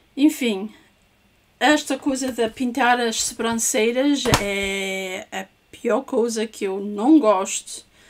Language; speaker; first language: Portuguese; early bilingual, heritage; English